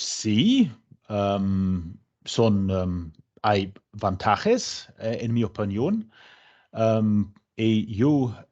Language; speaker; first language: Spanish; non-native, fluent; English